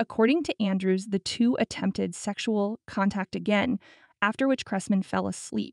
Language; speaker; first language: English; native; English